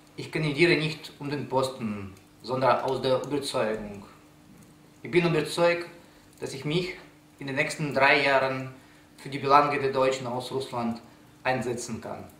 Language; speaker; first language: German; non-native, fluent; Russian